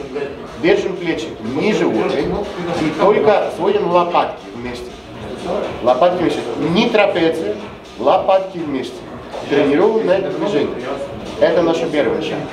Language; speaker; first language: Russian; non-native, fluent; Greek